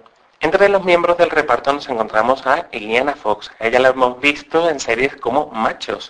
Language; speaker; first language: Spanish; native; Spanish